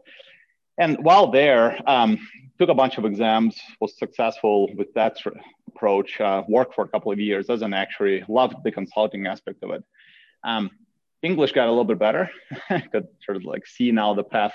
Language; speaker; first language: English; non-native, fluent; Russian